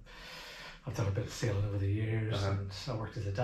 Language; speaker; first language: English; native; English